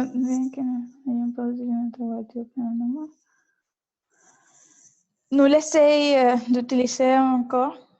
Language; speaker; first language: French; non-native, learner; Spanish